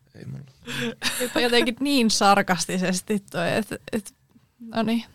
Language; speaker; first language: Finnish; native; Finnish